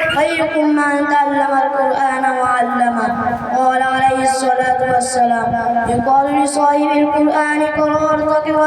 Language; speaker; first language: Arabic; non-native, fluent; Bangla